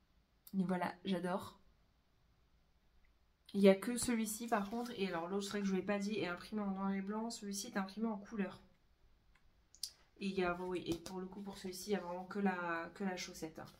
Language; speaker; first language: French; native; French